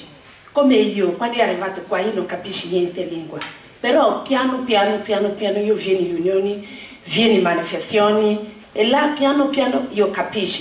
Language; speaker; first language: Italian; non-native, learner; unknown